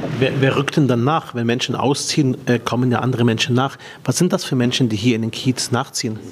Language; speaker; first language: German; native; German